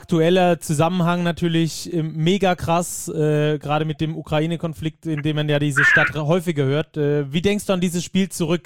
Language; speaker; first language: German; native; German